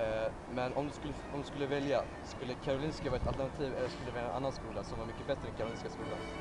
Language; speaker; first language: Swedish; native; Swedish